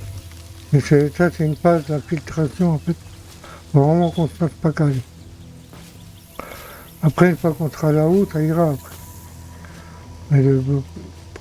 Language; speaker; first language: French; native; French